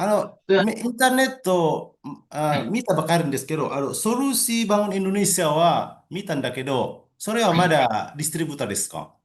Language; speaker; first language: Japanese; non-native, learner; Indonesian